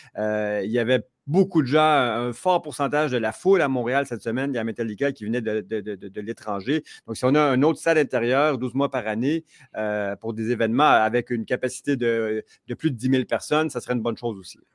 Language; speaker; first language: French; native; French